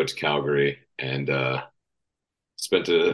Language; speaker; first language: English; native; English